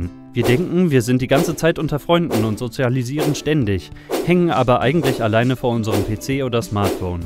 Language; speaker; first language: German; native; German